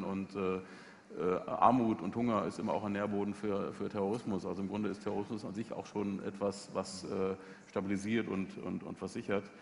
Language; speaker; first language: German; native; German